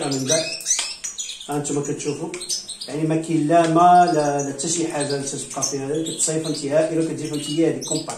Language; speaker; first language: Arabic; native; Arabic